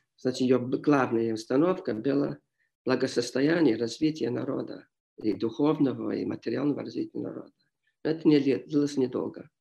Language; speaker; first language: Russian; non-native, fluent; English